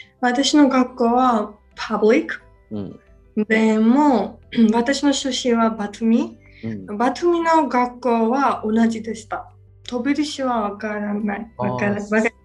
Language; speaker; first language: Japanese; non-native, learner; Georgian